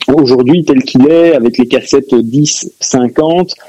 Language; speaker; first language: French; native; French